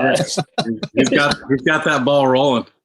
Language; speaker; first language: English; native; English